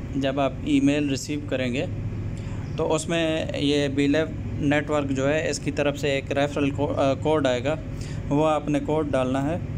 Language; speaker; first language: Urdu; native; Urdu